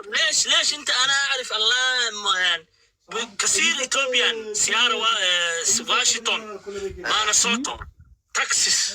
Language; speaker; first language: Arabic; non-native, learner; Somali